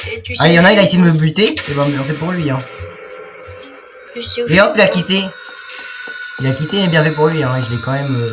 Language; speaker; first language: French; native; French